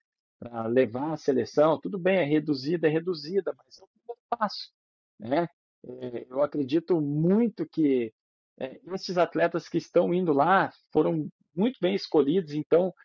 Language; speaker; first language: Portuguese; native; Portuguese